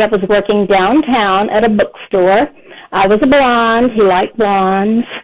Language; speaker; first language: English; native; English